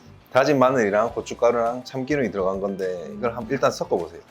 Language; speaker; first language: Korean; native; Korean